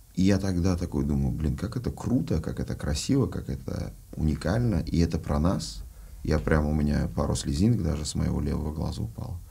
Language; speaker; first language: Russian; non-native, local second language; Uzbek